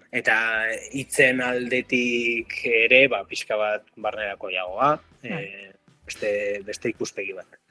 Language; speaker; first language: Basque; native; Basque